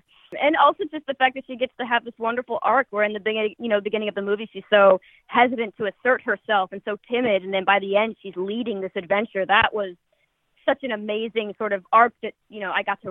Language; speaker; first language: English; native; English